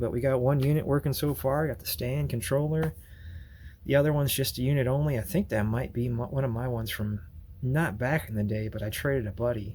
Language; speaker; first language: English; native; English